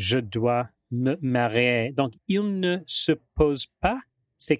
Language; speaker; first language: French; non-native, fluent; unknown